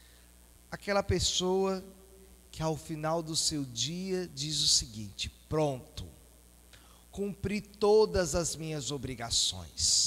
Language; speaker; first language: Portuguese; native; Portuguese